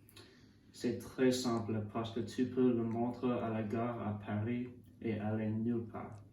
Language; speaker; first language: French; non-native, learner; English